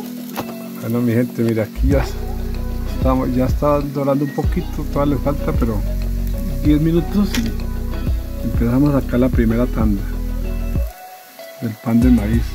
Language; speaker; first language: Spanish; native; Spanish